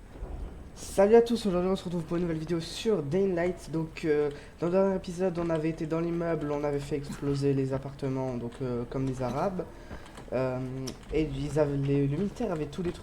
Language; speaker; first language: French; native; French